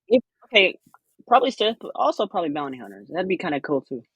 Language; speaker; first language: English; native; English